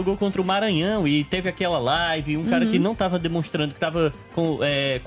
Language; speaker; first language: Portuguese; native; Portuguese